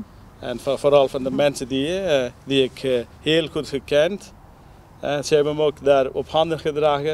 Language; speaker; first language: Dutch; non-native, learner; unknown